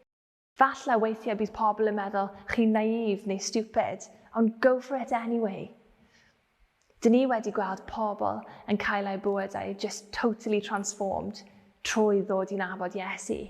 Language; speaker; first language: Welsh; non-native, fluent; English